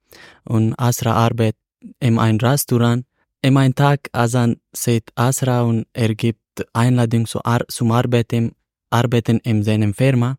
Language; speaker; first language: German; non-native, learner; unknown